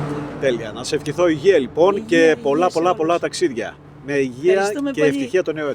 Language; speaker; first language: Greek; native; Greek